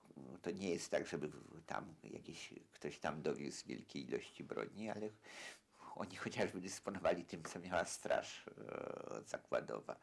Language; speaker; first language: Polish; native; Polish